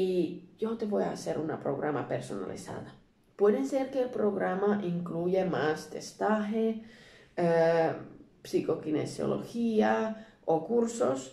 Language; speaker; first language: Spanish; non-native, learner; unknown